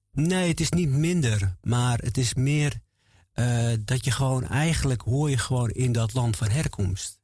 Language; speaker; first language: Dutch; native; Dutch